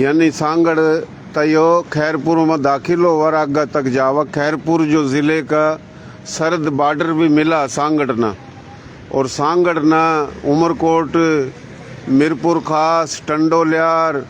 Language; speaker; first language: Hindi; non-native, local second language; Marwari